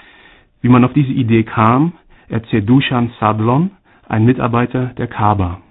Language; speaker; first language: German; native; German